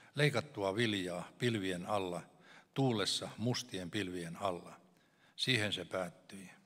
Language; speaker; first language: Finnish; native; Finnish